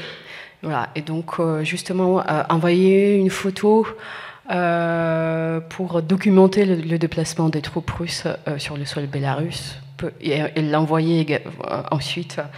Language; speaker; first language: French; non-native, fluent; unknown